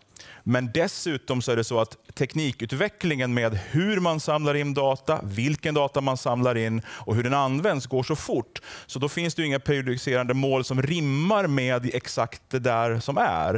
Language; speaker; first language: Swedish; native; Swedish